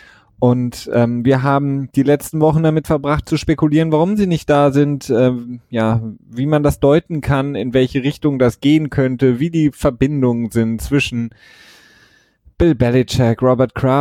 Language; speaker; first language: German; native; German